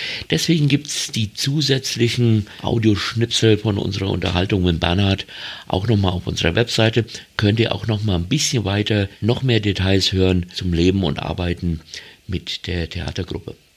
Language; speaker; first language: German; native; German